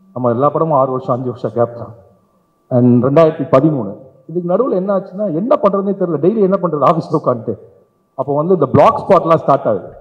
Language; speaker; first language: Tamil; native; Tamil